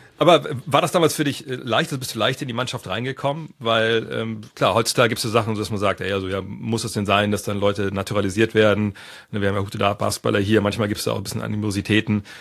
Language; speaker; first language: German; native; German